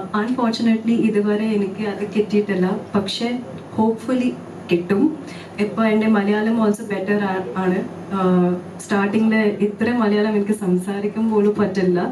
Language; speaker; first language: Malayalam; early bilingual, heritage; Malayalam